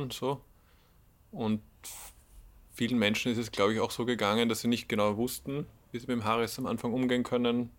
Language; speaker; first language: German; native; German